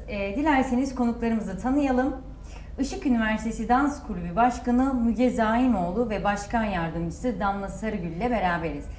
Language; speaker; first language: Turkish; native; Turkish